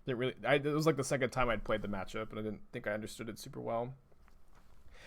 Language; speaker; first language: English; native; English